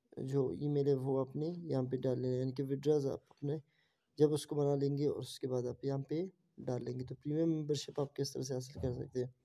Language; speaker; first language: Urdu; non-native, local second language; Baluchi